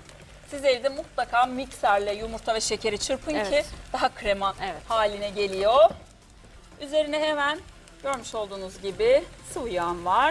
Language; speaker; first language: Turkish; native; Turkish